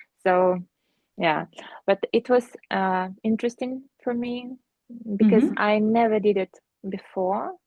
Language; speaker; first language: English; non-native, fluent; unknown